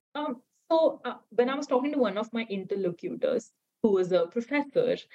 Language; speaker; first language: English; non-native, local second language; Hindi